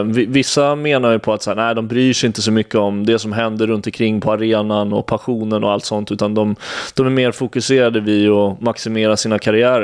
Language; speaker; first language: Swedish; native; Swedish